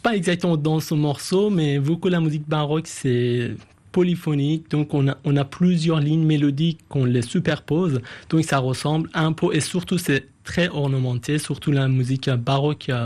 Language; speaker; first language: French; non-native, fluent; Persian